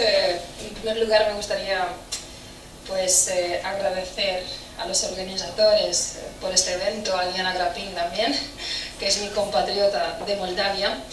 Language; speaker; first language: Spanish; non-native, fluent; Romanian